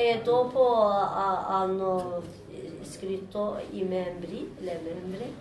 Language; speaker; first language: Italian; non-native, learner; Turkish